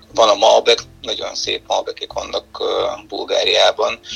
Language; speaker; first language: Hungarian; non-native, fluent; Bulgarian